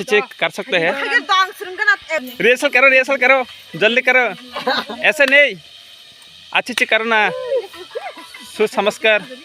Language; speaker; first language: Hindi; non-native, local second language; Kok Borok